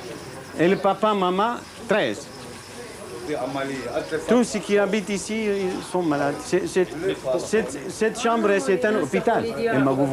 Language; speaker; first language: French; non-native, learner; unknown